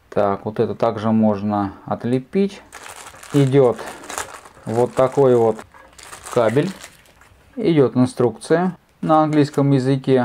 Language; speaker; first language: Russian; native; Russian